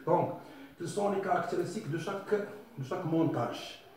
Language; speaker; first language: French; non-native, local second language; Arabic